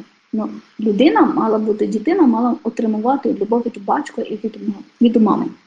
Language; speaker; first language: Ukrainian; non-native, fluent; Polish